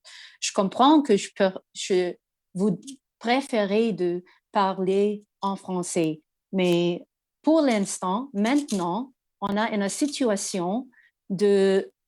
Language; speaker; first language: French; non-native, learner; English